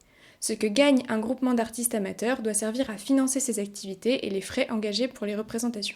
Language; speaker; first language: French; native; French